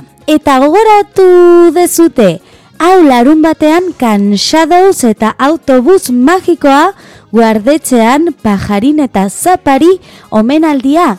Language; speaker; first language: Basque; non-native, learner; Spanish